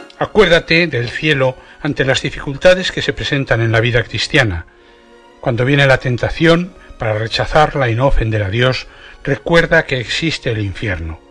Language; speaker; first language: Spanish; native; Spanish